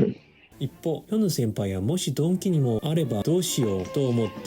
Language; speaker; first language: Japanese; non-native, learner; Korean